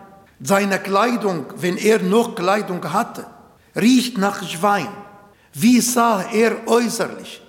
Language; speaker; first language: German; non-native, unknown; Arabic